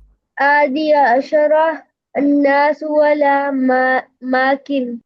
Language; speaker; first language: Arabic; non-native, learner; Urdu